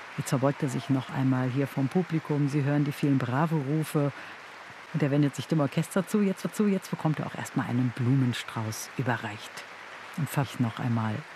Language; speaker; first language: German; native; German